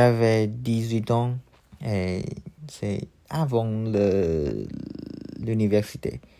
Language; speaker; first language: French; non-native, learner; Chinese